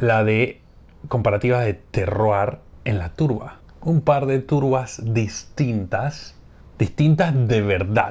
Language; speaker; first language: Spanish; native; Spanish